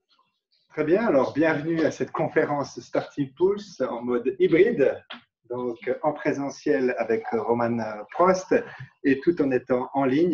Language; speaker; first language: French; native; French